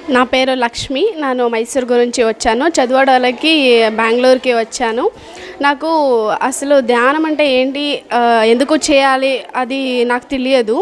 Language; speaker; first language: Telugu; non-native, learner; Kannada